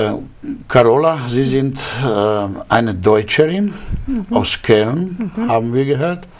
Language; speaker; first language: German; non-native, learner; Slovenian